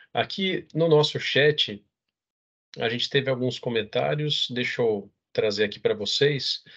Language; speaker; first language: Portuguese; native; Portuguese